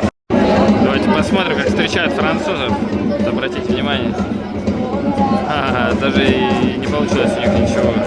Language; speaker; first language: Russian; native; Russian